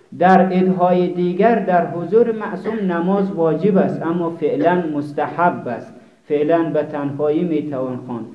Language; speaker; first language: Persian; native; Persian